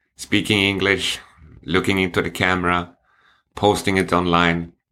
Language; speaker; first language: English; non-native, fluent; Swedish